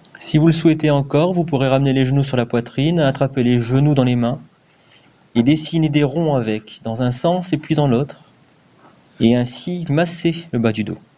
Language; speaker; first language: French; native; French